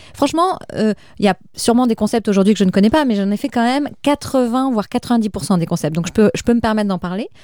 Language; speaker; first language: French; native; French